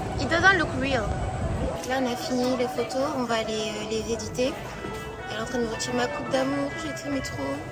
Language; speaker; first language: French; early bilingual, other home language; Arabic